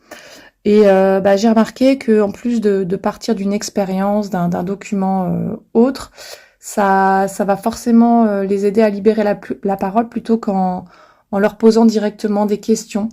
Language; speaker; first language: French; native; French